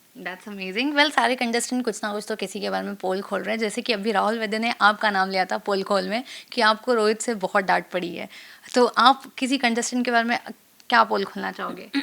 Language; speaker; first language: Hindi; native; Hindi